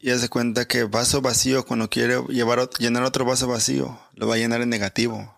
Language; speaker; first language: Spanish; early bilingual, other home language; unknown